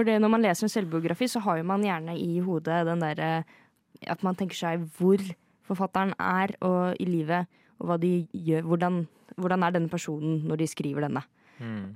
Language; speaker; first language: Norwegian; native; Norwegian